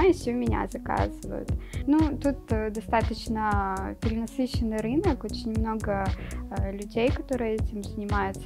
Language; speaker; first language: Russian; native; Russian